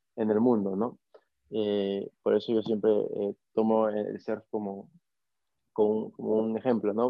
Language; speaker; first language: Spanish; native; Spanish